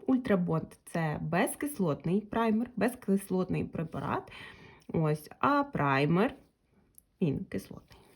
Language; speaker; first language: Ukrainian; non-native, local second language; Russian